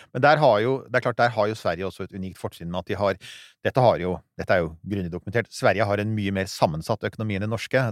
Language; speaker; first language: Norwegian; early bilingual, other home language; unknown